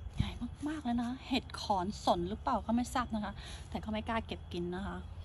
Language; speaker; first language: Thai; early bilingual, heritage; Thai